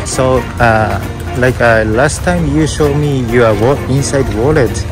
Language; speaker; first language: English; non-native, learner; Japanese